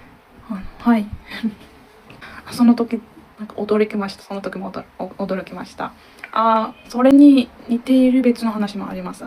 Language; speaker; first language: Japanese; non-native, learner; Turkish